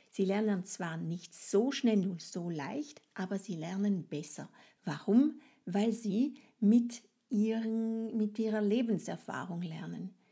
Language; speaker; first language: German; non-native, fluent; French